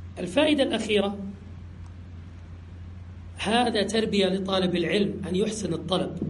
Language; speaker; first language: Arabic; native; Arabic